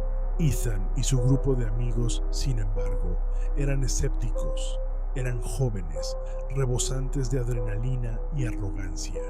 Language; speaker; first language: Spanish; native; Spanish